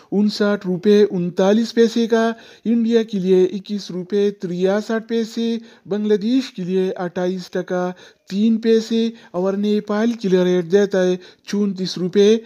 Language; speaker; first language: Urdu; non-native, local second language; Pashto